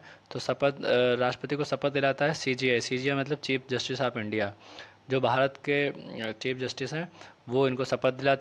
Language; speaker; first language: Hindi; native; Hindi